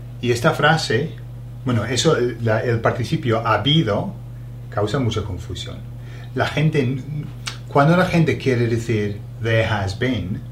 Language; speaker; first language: Spanish; non-native, learner; English